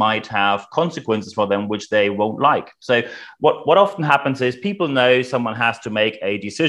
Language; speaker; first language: English; non-native, fluent; German